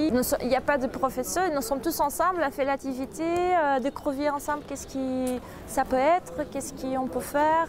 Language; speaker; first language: French; non-native, fluent; Portuguese